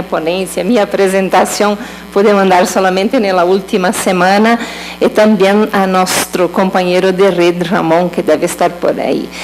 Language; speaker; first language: Spanish; non-native, learner; Portuguese